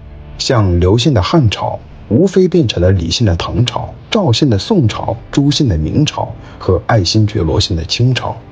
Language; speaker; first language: Chinese; native; Chinese